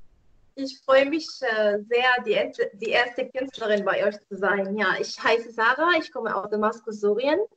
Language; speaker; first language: German; non-native, fluent; Arabic